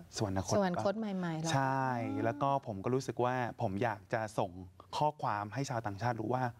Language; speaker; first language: Thai; native; Thai